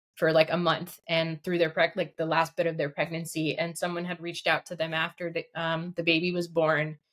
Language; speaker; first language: English; early bilingual, other home language; Russian